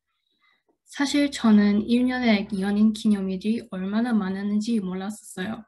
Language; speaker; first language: Korean; non-native, fluent; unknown